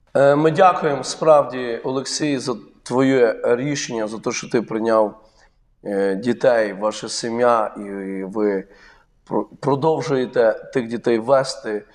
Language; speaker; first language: Ukrainian; native; Ukrainian